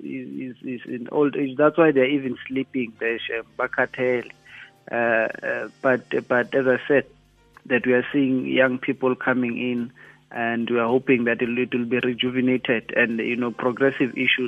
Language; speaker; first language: English; non-native, local second language; Xhosa